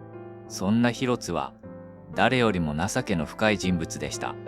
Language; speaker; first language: Japanese; native; Japanese